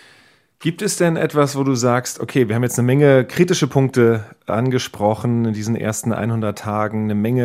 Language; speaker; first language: German; native; German